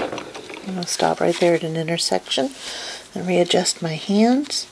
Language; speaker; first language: English; native; English